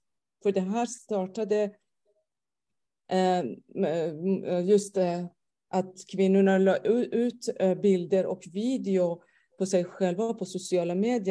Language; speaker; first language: Swedish; non-native, fluent; Persian